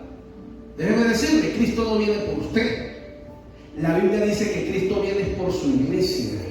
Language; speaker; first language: Spanish; native; Spanish